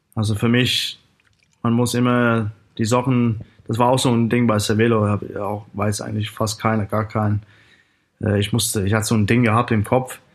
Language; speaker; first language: German; non-native, fluent; English